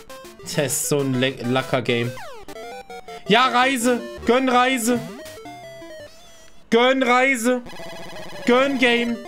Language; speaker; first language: German; native; German